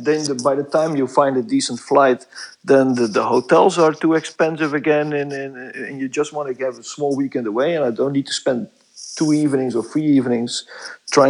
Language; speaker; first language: English; non-native, fluent; Dutch